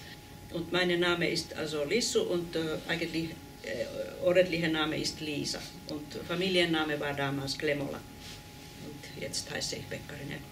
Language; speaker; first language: German; non-native, fluent; Finnish